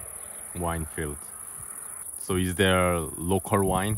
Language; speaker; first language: English; non-native, learner; Korean